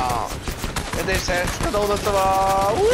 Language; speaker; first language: German; native; German